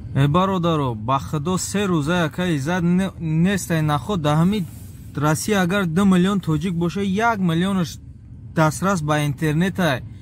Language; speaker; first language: Tajik; native; Tajik